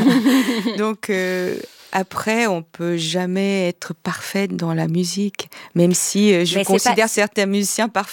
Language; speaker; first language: French; non-native, fluent; Korean